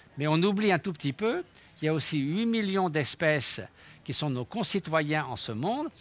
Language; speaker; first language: French; native; French